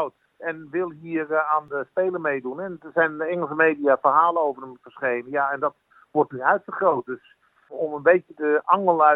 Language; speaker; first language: Dutch; native; Dutch